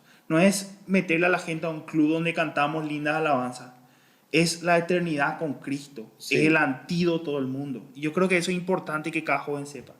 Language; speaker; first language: Spanish; native; Spanish